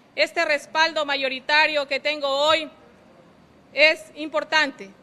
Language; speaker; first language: Spanish; native; Spanish